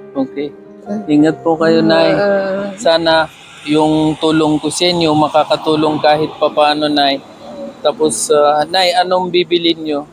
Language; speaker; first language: Filipino; non-native, learner; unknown